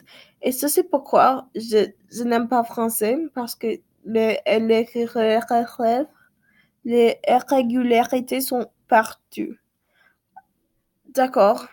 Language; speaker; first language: French; non-native, learner; English